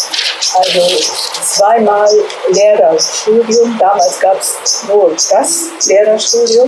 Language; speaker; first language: German; non-native, fluent; Hungarian